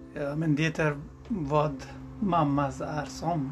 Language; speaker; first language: Swedish; non-native, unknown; Nepali